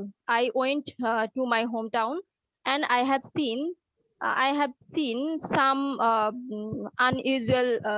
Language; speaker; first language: English; non-native, learner; Bangla